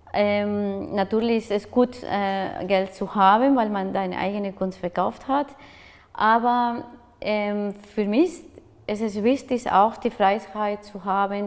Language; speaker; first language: German; non-native, fluent; Spanish